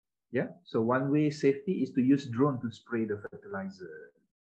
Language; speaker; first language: English; non-native, local second language; Malay